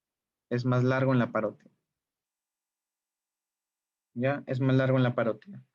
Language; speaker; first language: Spanish; native; Spanish